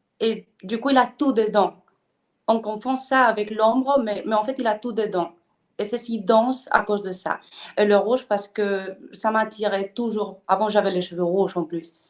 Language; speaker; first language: French; non-native, fluent; Spanish